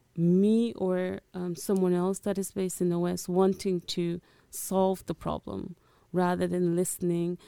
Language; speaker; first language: English; early bilingual, other home language; Portuguese